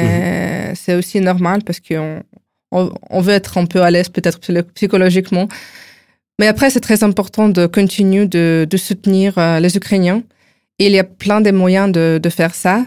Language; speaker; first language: French; non-native, fluent; Ukrainian